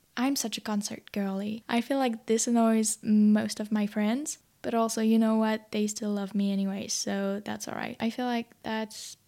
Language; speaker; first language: English; non-native, fluent; French